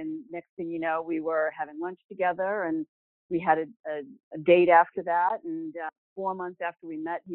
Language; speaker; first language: English; native; English